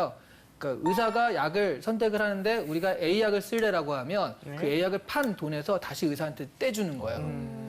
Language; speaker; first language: Korean; native; Korean